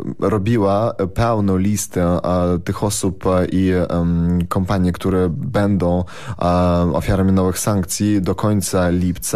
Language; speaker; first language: Polish; non-native, fluent; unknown